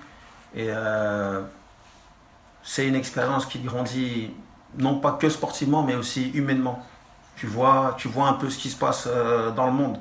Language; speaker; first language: French; native; French